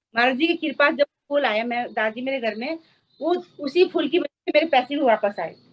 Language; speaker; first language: Hindi; non-native, local second language; Nepali